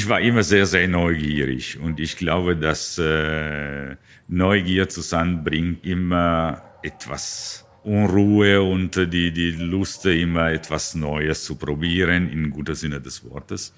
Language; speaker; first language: German; non-native, learner; Italian